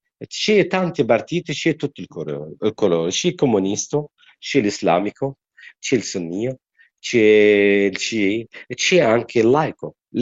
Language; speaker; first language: Italian; non-native, learner; Arabic